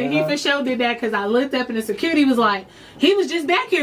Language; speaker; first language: English; native; English